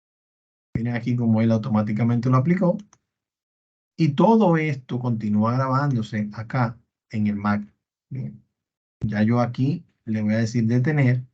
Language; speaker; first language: Spanish; native; Spanish